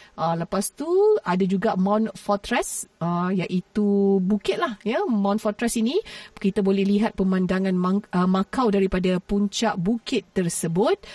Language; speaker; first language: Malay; native; Malay